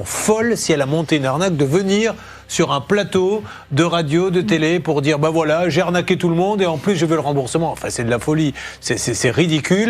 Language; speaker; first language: French; native; French